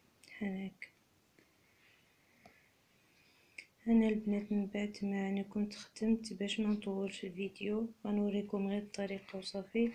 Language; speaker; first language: Arabic; native; Arabic